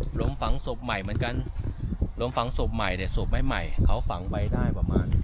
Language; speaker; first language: Thai; non-native, fluent; Chinese